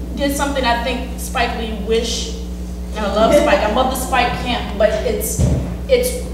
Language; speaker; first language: English; native; English